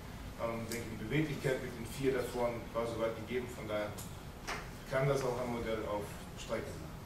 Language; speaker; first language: German; native; German